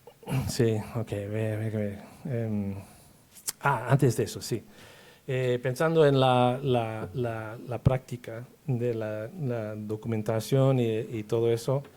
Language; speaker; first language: Spanish; non-native, fluent; English